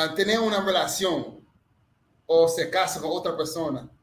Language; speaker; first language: Spanish; non-native, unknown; English